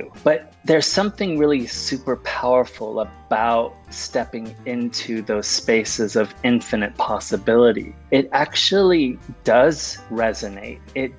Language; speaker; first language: English; early bilingual, other home language; Spanish